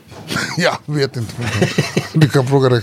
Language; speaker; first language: Swedish; early bilingual, other home language; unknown